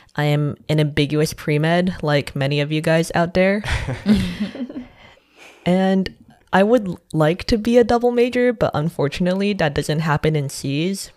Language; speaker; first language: English; non-native, fluent; Chinese